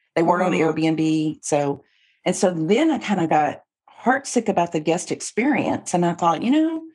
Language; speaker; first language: English; native; English